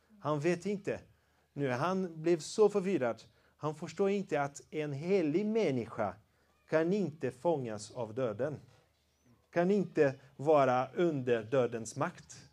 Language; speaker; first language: Swedish; non-native, fluent; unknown